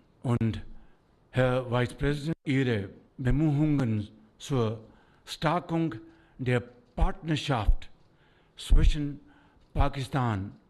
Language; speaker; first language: German; non-native, learner; Urdu